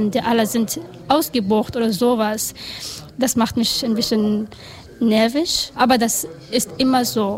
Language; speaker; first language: German; non-native, learner; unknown